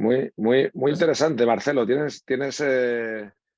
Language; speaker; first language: Spanish; native; Spanish